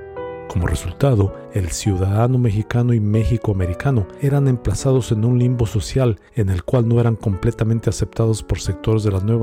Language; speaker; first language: Spanish; native; Spanish